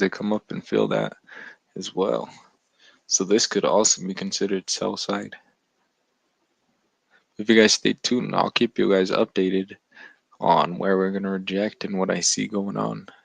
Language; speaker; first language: English; native; English